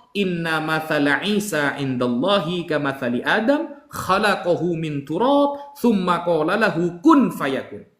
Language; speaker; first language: Indonesian; native; Indonesian